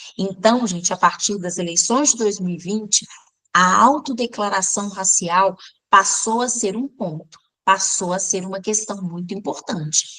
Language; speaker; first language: Portuguese; native; Portuguese